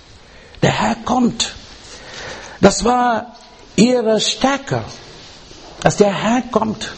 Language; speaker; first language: German; non-native, fluent; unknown